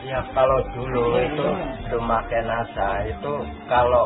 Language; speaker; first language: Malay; non-native, local second language; Javanese